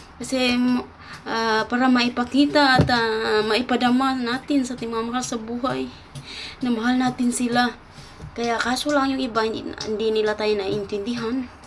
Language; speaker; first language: Filipino; non-native, local second language; Cebuano